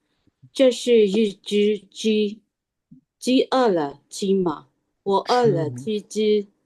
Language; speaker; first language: Chinese; non-native, learner; Burmese